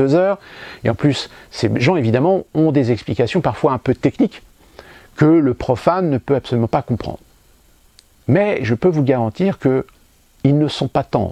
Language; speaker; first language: French; native; French